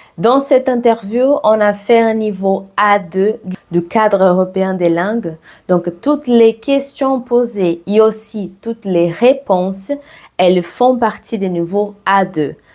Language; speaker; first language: French; non-native, fluent; Portuguese